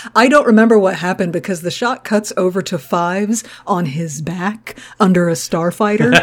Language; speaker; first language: English; native; English